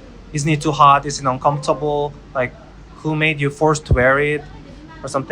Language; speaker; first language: English; non-native, learner; Korean